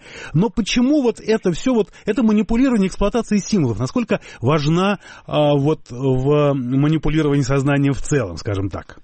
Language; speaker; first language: Russian; native; Russian